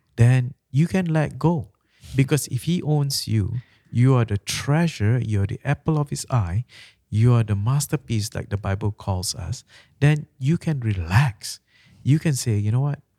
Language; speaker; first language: English; non-native, local second language; Malay